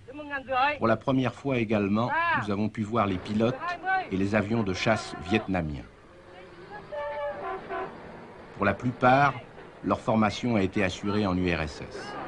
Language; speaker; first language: French; native; French